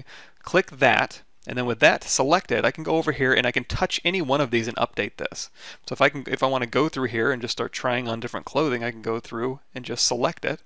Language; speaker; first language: English; native; English